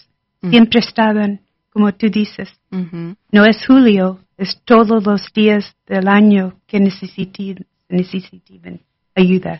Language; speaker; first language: Spanish; non-native, learner; English